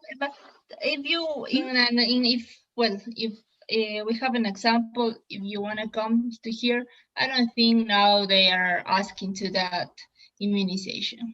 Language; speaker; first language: English; non-native, learner; Spanish